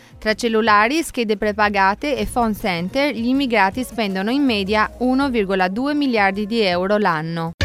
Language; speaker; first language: Italian; native; Italian